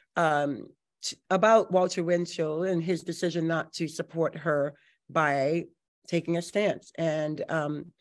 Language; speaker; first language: English; native; English